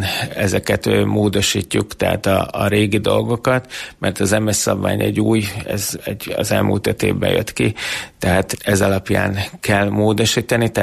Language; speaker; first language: Hungarian; native; Hungarian